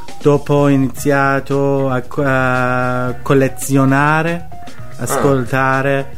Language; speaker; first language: Italian; non-native, learner; Persian